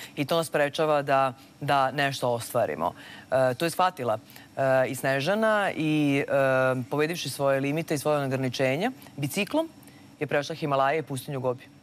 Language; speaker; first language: Serbian; native; Serbian